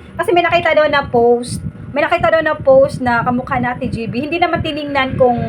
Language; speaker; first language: Filipino; native; Filipino